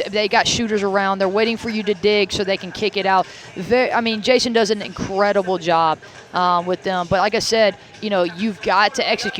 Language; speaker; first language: English; native; English